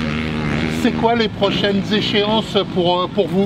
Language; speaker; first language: French; native; French